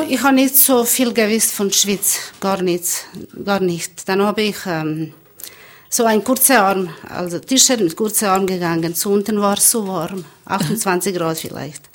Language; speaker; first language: German; non-native, learner; Bosnian